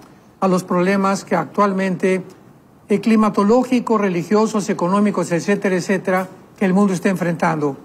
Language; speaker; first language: Spanish; native; Spanish